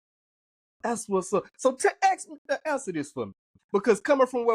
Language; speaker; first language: English; native; English